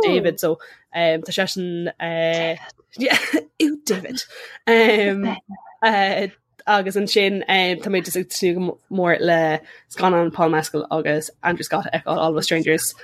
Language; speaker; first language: Irish; non-native, local second language; English